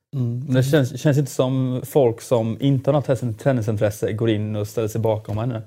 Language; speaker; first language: Swedish; native; Swedish